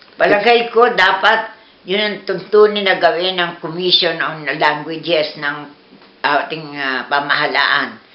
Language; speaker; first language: Filipino; native; Filipino